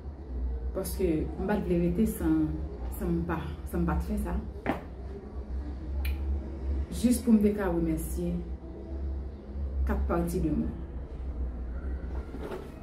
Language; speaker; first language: French; non-native, learner; Haitian Creole